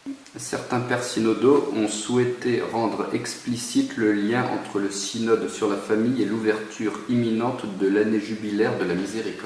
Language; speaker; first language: French; native; French